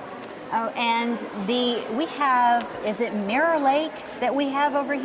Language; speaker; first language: English; native; English